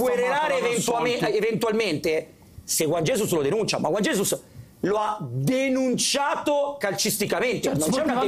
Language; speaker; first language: Italian; native; Italian